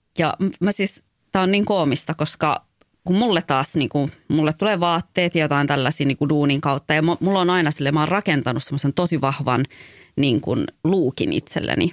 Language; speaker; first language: Finnish; early bilingual, other home language; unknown